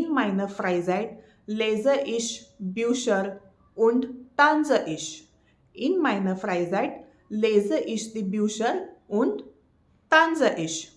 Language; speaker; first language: German; non-native, fluent; Marathi